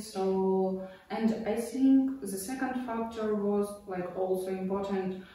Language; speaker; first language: English; non-native, fluent; Ukrainian